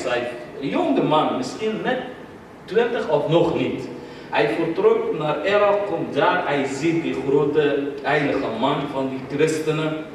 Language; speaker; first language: Dutch; non-native, fluent; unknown